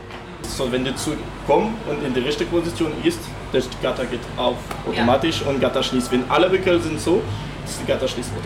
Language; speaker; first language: German; non-native, learner; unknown